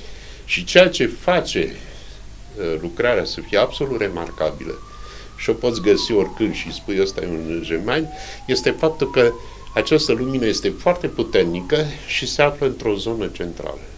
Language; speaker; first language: Romanian; native; Romanian